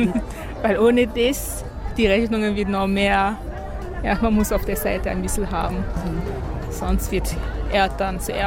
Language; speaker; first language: German; non-native, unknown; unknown